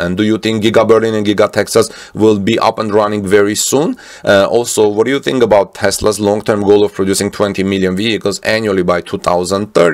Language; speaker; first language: English; non-native, fluent; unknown